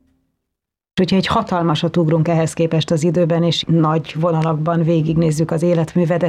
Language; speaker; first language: Hungarian; native; Hungarian